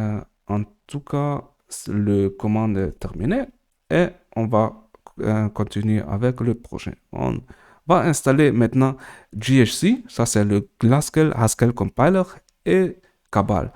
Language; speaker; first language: French; non-native, learner; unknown